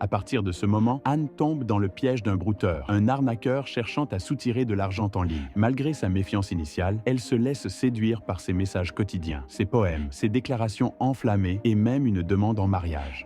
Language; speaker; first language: French; native; French